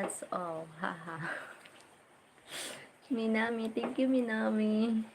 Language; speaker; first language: English; non-native, learner; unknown